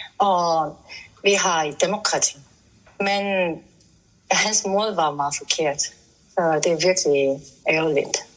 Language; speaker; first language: Danish; non-native, learner; Korean